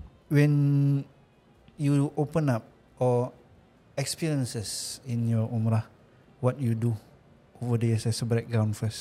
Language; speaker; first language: English; non-native, local second language; Malay